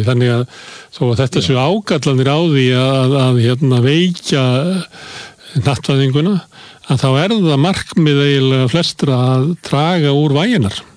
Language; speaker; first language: Icelandic; native; Icelandic